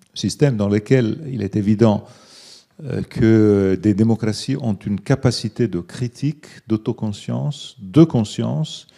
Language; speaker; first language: French; early bilingual, other home language; Italian